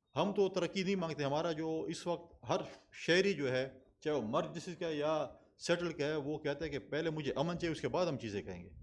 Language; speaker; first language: Urdu; non-native, local second language; Pashto